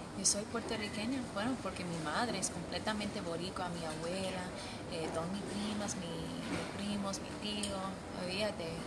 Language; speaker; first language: Spanish; early bilingual, heritage; English